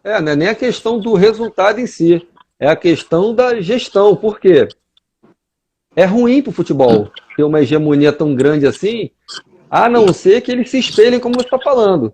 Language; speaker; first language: Portuguese; native; Portuguese